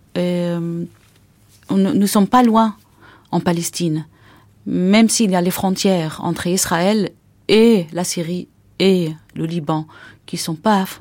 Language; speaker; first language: French; non-native, fluent; Arabic